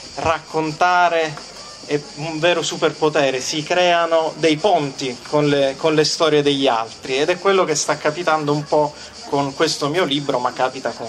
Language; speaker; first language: Italian; native; Italian